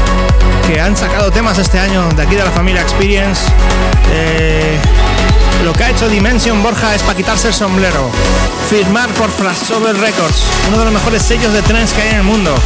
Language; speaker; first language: Spanish; native; Spanish